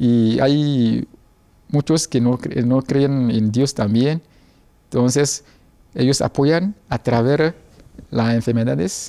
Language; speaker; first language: Spanish; non-native, learner; Ewe